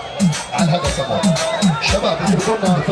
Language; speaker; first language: Arabic; native; Arabic